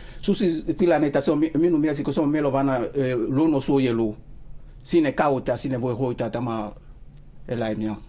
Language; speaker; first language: Finnish; non-native, learner; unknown